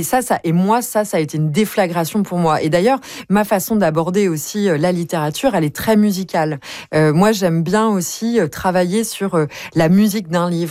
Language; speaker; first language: French; native; French